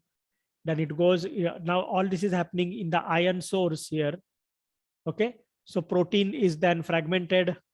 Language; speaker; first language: English; non-native, local second language; Marathi